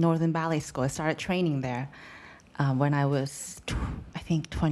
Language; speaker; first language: English; non-native, local second language; Cantonese